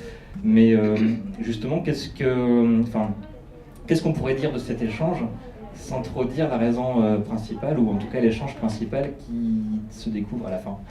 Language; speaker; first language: French; native; French